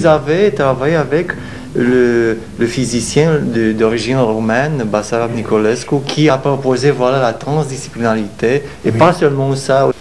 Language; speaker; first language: French; non-native, fluent; Romanian